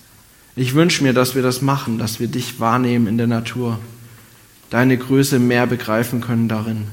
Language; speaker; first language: German; native; German